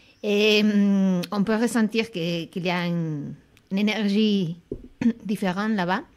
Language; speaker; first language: French; non-native, fluent; Spanish